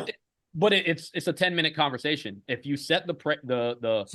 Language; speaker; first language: English; native; English